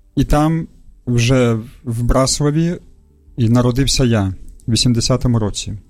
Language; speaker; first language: Ukrainian; early bilingual, other home language; Russian